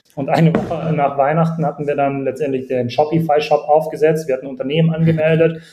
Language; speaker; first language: German; native; German